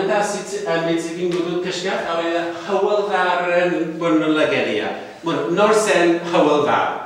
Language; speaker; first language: Basque; non-native, fluent; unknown